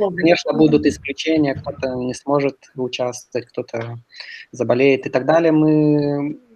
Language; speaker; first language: Russian; non-native, local second language; Romanian